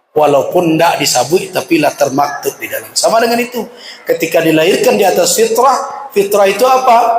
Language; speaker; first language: Malay; non-native, local second language; Minangkabau